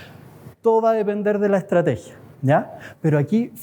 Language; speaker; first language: Spanish; native; Spanish